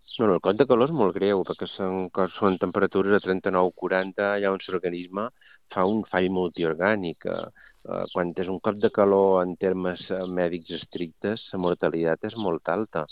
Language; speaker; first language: Catalan; native; Catalan